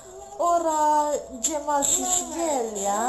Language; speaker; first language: Italian; non-native, learner; Mizo